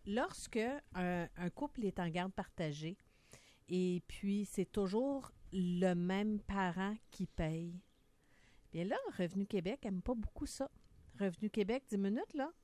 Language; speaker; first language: French; native; French